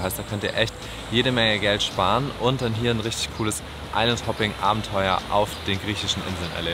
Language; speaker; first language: German; native; German